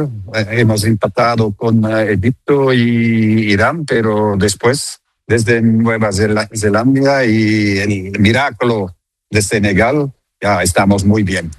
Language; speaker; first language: Spanish; non-native, learner; Dutch